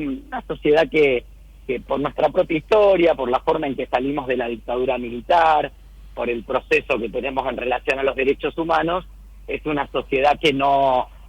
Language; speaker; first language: Spanish; native; Spanish